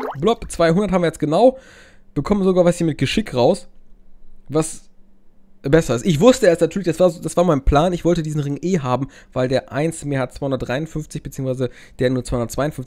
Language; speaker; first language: German; native; German